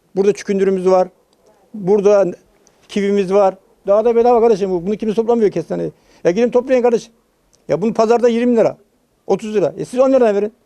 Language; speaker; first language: Turkish; native; Turkish